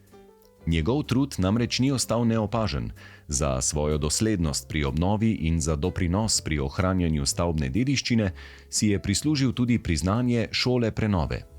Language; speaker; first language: Slovenian; native; Slovenian